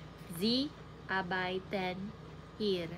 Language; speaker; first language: German; non-native, learner; Filipino